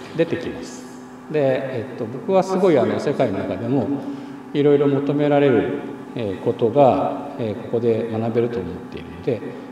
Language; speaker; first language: Japanese; native; Japanese